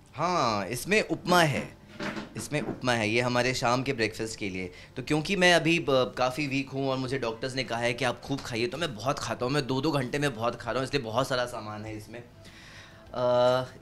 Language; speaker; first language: Hindi; native; Hindi